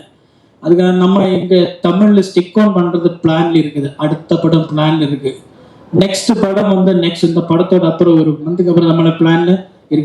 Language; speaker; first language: Tamil; non-native, learner; Malayalam